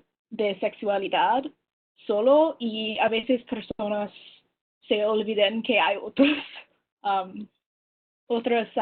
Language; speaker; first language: Spanish; non-native, learner; English